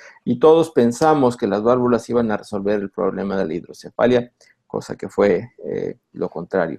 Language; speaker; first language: Spanish; native; Spanish